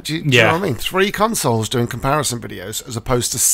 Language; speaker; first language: English; native; English